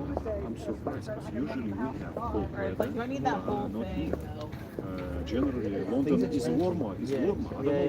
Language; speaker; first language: English; non-native, learner; Russian